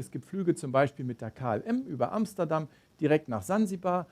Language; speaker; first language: German; native; German